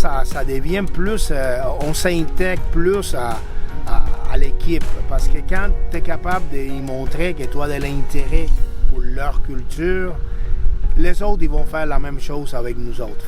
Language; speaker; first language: French; native; French